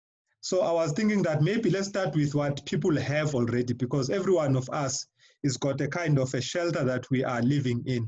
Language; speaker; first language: English; non-native, local second language; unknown